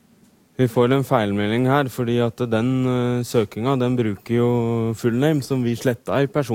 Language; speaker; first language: Norwegian; native; Norwegian